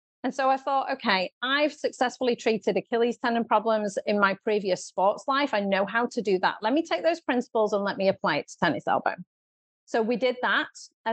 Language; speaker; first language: English; native; English